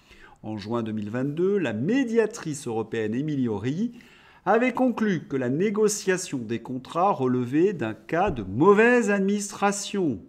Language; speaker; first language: French; native; French